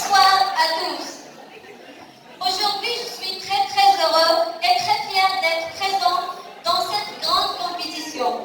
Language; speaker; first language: French; non-native, learner; Arabic